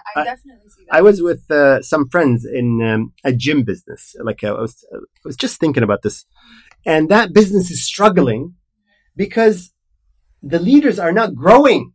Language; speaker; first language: English; non-native, fluent; Arabic